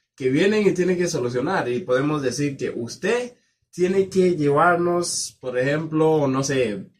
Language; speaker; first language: Spanish; non-native, fluent; Swahili